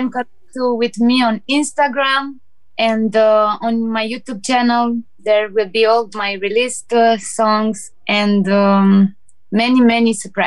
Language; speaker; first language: English; non-native, learner; Romanian